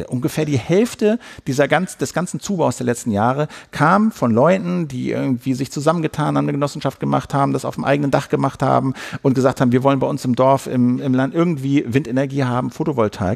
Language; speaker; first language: German; native; German